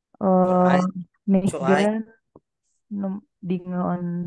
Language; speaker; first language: German; non-native, learner; Indonesian